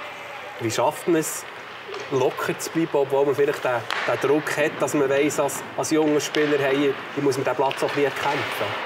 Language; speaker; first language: German; native; German